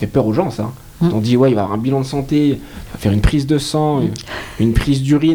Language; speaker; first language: French; native; French